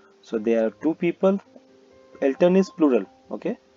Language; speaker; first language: English; non-native, local second language; Hindi